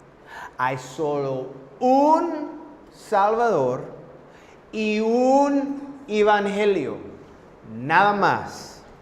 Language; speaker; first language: Spanish; non-native, fluent; English